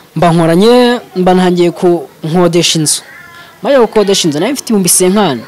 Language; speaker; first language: Kinyarwanda; native; Kinyarwanda